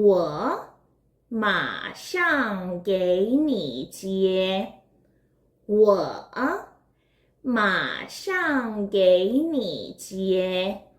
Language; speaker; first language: Chinese; non-native, fluent; Korean